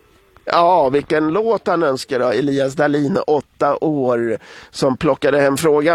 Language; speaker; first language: Swedish; native; Swedish